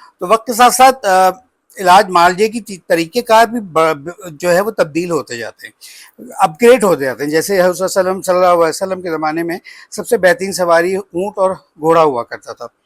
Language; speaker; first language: Urdu; native; Urdu